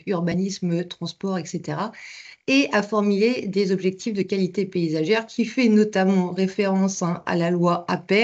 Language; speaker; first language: French; native; French